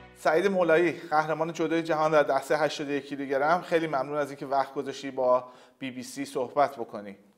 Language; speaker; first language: Persian; native; Persian